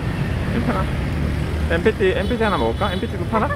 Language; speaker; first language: Korean; native; Korean